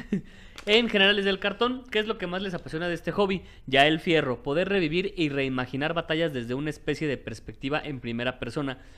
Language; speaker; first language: Spanish; native; Spanish